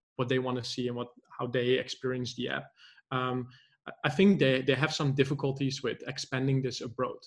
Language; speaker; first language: English; non-native, fluent; Dutch